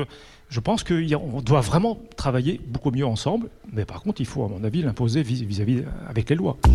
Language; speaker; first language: French; native; French